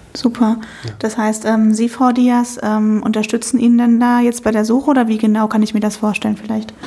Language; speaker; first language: German; native; German